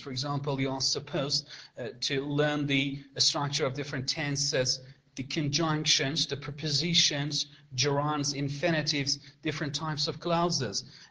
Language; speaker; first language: English; non-native, fluent; Persian